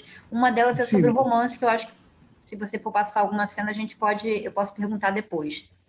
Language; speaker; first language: Portuguese; native; Portuguese